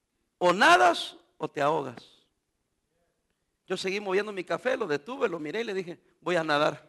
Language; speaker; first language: Spanish; native; Spanish